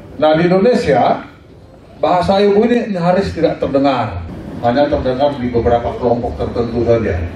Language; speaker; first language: Indonesian; non-native, local second language; Batak Toba